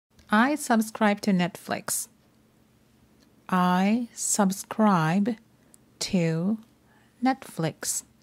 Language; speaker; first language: English; non-native, fluent; Japanese